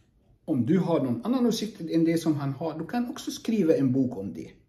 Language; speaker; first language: Swedish; non-native, fluent; Arabic